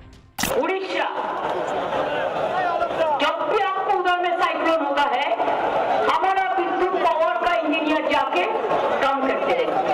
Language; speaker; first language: Hindi; non-native, local second language; Bangla